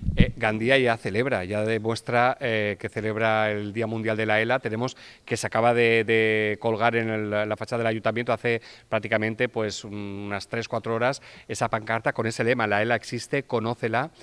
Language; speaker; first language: Spanish; non-native, local second language; Catalan